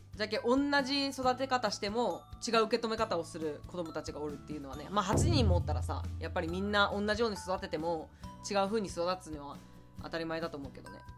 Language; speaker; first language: Japanese; native; Japanese